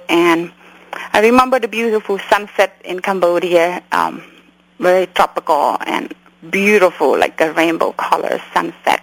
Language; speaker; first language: English; early bilingual, other home language; Khmer